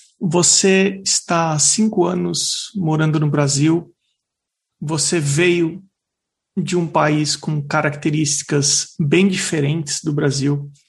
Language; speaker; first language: Portuguese; native; Portuguese